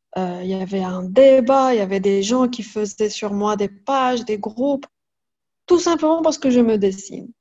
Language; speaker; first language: French; non-native, local second language; Arabic